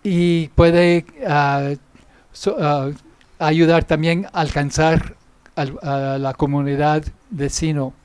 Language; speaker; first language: Spanish; non-native, fluent; English